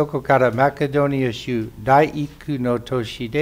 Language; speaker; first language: Japanese; non-native, fluent; English